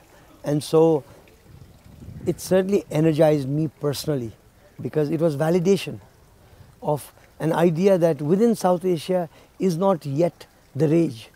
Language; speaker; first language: English; non-native, local second language; Nepali